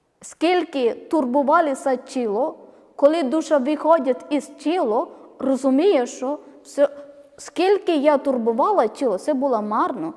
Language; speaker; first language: Ukrainian; non-native, learner; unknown